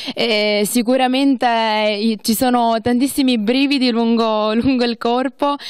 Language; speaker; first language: Italian; native; Italian